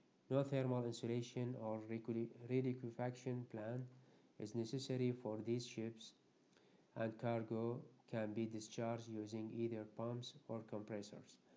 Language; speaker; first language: English; non-native, fluent; Arabic